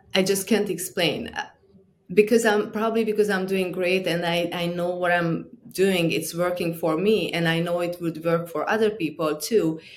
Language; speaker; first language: English; non-native, fluent; Romanian